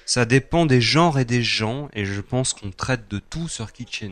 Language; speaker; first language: French; native; French